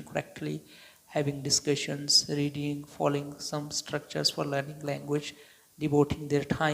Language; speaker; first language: English; non-native, local second language; Hindi